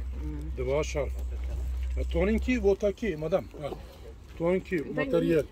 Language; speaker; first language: Russian; non-native, learner; Turkish